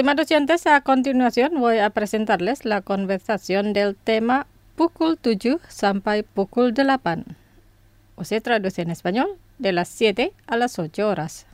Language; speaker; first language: Spanish; non-native, fluent; Indonesian